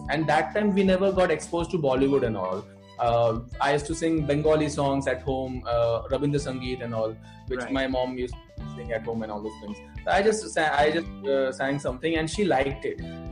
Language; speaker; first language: English; non-native, local second language; Bangla